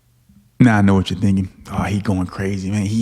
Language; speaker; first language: English; native; English